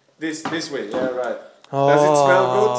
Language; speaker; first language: English; non-native, learner; Turkish